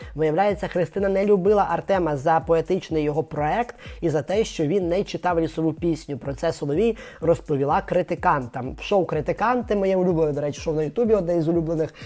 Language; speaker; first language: Ukrainian; native; Ukrainian